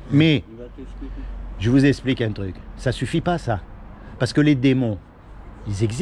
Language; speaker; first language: French; native; French